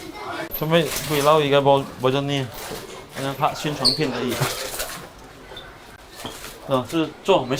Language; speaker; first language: Chinese; native; Chinese